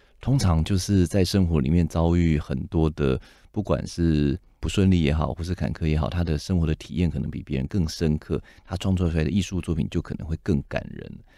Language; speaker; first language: Chinese; native; Chinese